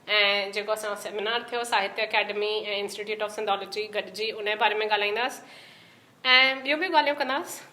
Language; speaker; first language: Sindhi; early bilingual, heritage; Sindhi